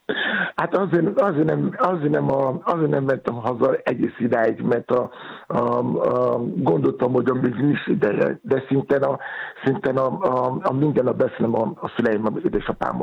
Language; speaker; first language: Hungarian; non-native, learner; Yoruba